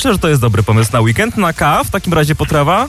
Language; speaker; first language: Polish; native; Polish